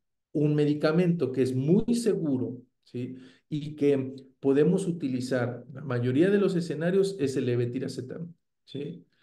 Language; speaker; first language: Spanish; native; Spanish